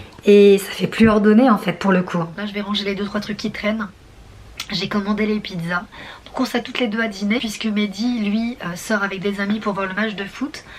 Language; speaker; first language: French; native; French